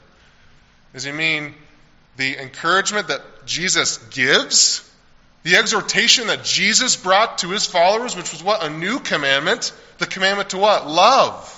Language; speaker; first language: English; native; English